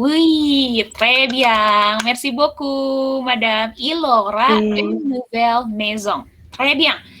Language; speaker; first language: French; non-native, fluent; Indonesian